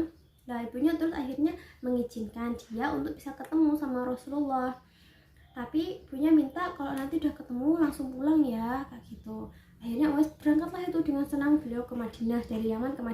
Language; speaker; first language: Indonesian; native; Indonesian